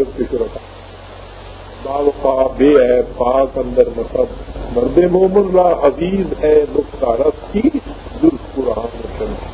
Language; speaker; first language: Urdu; native; Urdu